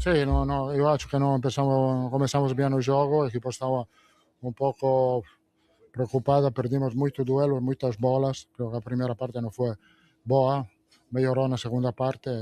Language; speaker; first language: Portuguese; non-native, learner; Italian